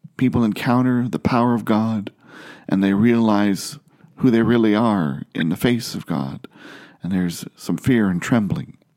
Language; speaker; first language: English; native; English